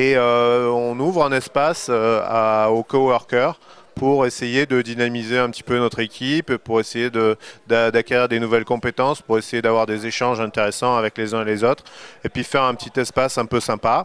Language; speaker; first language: French; native; French